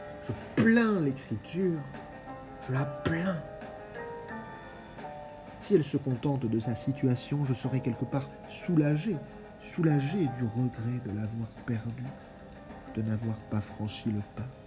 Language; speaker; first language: French; native; French